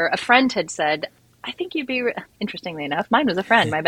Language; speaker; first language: English; native; English